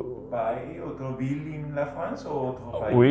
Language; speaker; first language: French; non-native, learner; Spanish